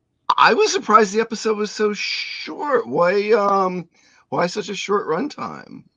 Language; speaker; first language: English; native; English